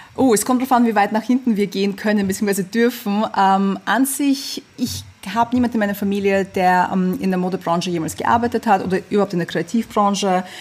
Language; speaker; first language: German; early bilingual, other home language; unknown